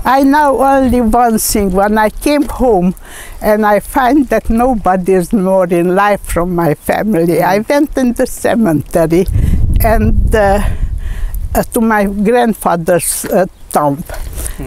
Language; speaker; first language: English; non-native, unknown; Hungarian